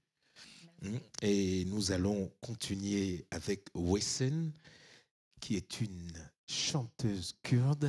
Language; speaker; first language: French; native; French